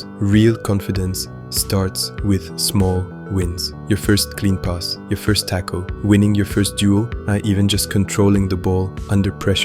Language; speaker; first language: English; native; English